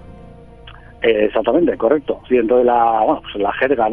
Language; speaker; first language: Spanish; native; Spanish